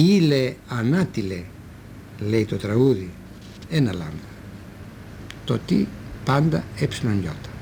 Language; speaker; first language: Greek; native; Greek